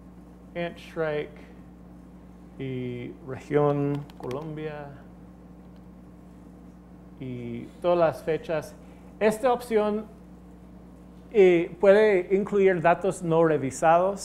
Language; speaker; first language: Spanish; non-native, fluent; English